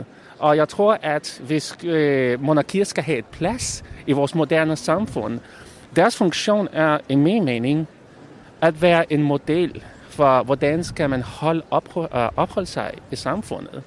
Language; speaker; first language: Danish; non-native, local second language; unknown